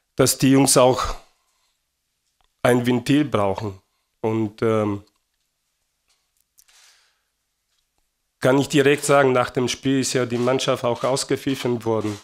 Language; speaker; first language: German; non-native, fluent; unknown